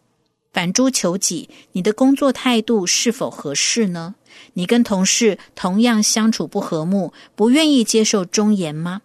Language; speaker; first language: Chinese; native; Chinese